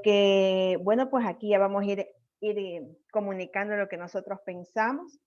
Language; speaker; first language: Spanish; native; Spanish